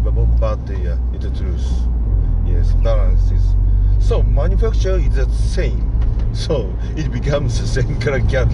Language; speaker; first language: English; non-native, learner; Japanese